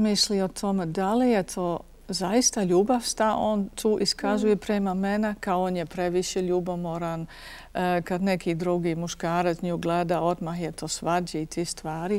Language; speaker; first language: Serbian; non-native, fluent; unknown